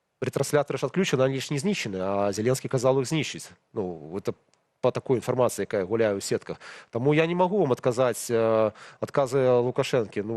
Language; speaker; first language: Belarusian; non-native, local second language; Russian